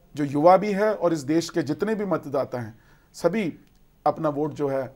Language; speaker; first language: Hindi; native; Hindi